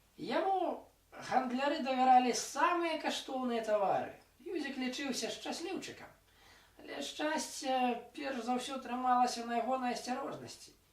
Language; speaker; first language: Belarusian; non-native, local second language; Russian